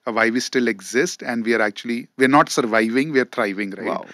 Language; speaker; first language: English; non-native, local second language; Hindi